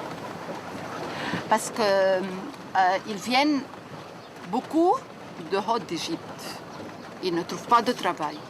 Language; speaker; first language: French; non-native, learner; Arabic